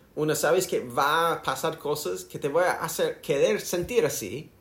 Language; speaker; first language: Spanish; non-native, learner; English